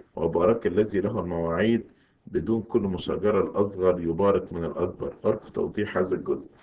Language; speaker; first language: Arabic; native; Arabic